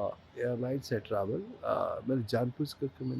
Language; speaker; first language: Hindi; non-native, local second language; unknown